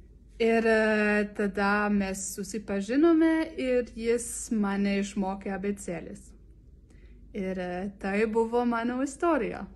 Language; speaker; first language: Lithuanian; non-native, learner; French